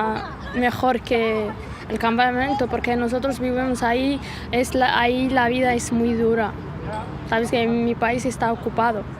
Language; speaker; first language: Spanish; non-native, learner; Arabic